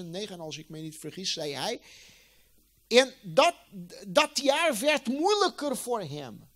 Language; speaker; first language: Dutch; non-native, fluent; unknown